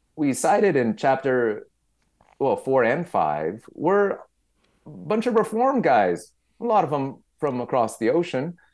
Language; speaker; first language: English; native; English